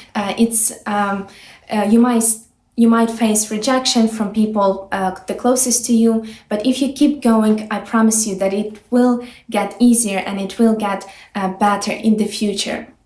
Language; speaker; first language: English; non-native, fluent; Ukrainian